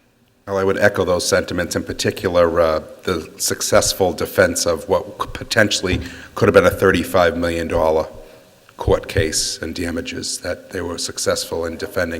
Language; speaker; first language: English; native; English